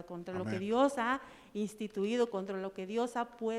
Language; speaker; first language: Spanish; native; Spanish